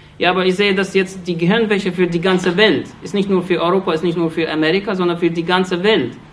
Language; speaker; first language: German; non-native, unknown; Arabic